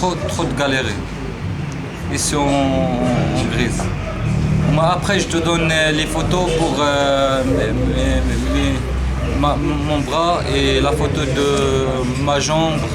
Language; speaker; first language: French; non-native, learner; Arabic